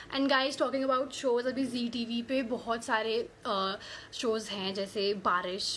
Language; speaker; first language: Hindi; native; Hindi